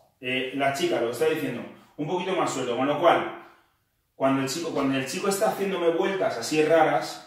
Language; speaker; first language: Spanish; native; Spanish